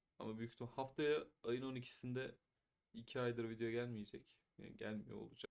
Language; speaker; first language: Turkish; native; Turkish